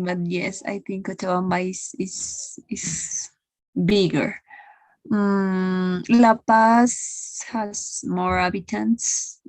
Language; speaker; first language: English; non-native, learner; Spanish